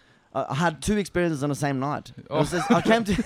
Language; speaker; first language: English; non-native, fluent; Norwegian